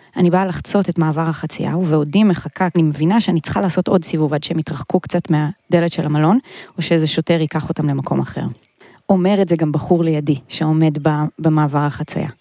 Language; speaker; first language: Hebrew; native; Hebrew